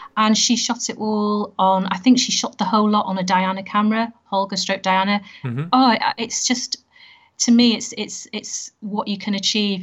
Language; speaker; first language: English; native; English